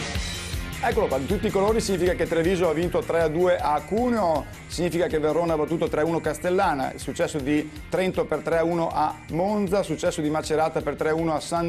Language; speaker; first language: Italian; native; Italian